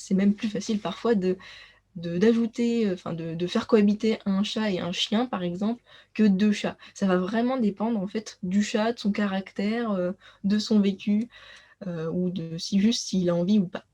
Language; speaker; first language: French; native; French